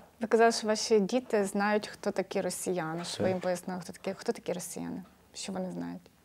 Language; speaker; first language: Ukrainian; native; Ukrainian